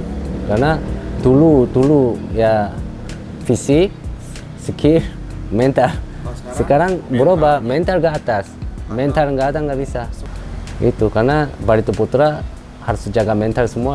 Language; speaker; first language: Indonesian; non-native, fluent; Korean